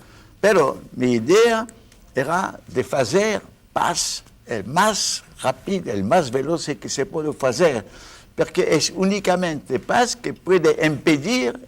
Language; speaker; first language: Spanish; non-native, fluent; French